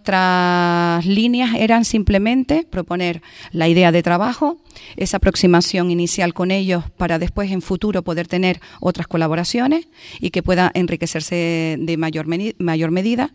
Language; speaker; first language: Spanish; native; Spanish